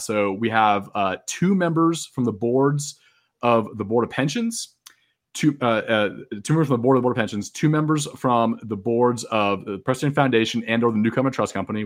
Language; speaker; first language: English; native; English